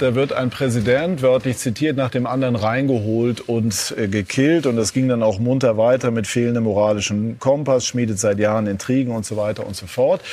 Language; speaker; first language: German; native; German